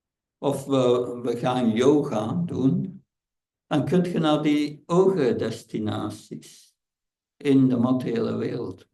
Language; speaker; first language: Dutch; non-native, fluent; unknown